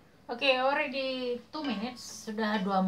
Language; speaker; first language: English; non-native, learner; Indonesian